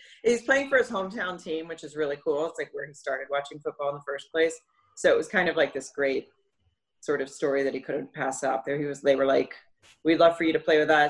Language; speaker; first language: English; native; English